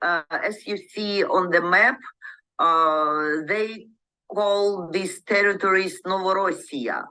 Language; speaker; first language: English; non-native, learner; Ukrainian